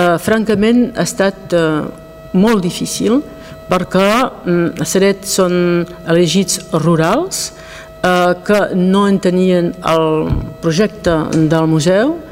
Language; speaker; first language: Catalan; non-native, local second language; French